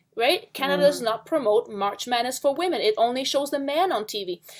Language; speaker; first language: English; native; English